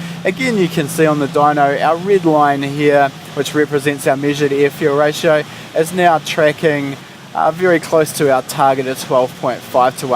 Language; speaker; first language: English; native; English